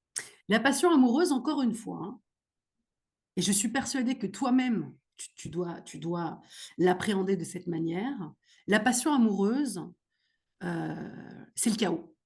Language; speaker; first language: French; native; French